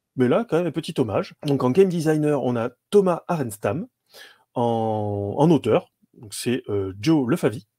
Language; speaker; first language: French; native; French